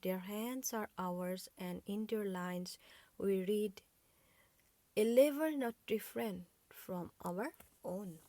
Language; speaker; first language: English; non-native, local second language; Assamese